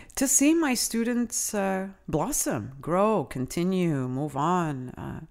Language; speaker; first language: English; non-native, fluent; Italian